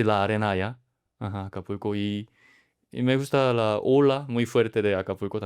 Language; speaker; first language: Spanish; non-native, learner; Korean